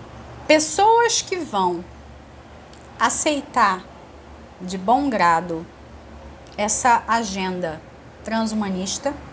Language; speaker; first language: Portuguese; native; Portuguese